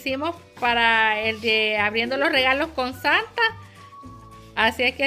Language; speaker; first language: Spanish; native; Spanish